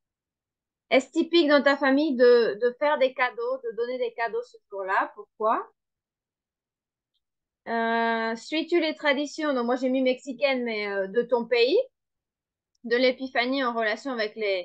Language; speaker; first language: French; non-native, fluent; Spanish